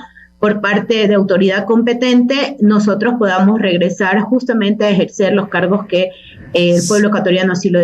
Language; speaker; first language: Spanish; native; Spanish